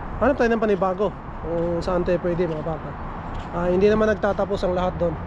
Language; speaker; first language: Filipino; non-native, local second language; Cebuano